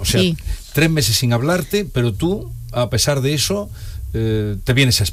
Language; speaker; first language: Spanish; native; Spanish